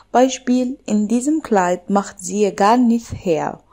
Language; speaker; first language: German; non-native, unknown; Arabic